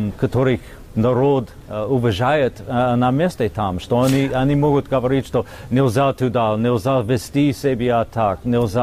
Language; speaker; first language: Russian; non-native, fluent; English